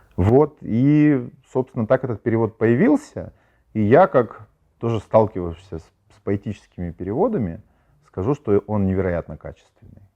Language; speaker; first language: Russian; native; Russian